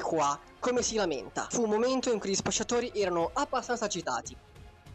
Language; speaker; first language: Italian; native; Italian